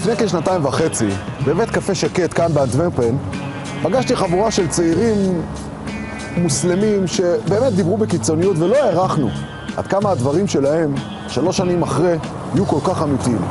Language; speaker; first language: Hebrew; native; Hebrew